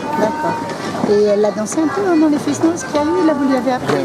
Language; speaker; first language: French; native; French